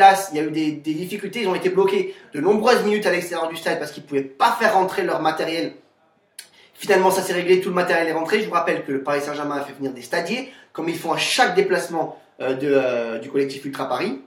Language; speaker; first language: French; native; French